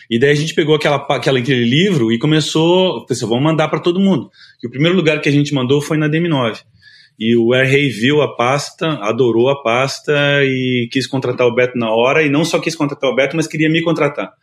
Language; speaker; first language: Portuguese; native; Portuguese